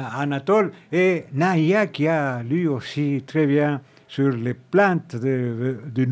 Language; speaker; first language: French; non-native, fluent; Spanish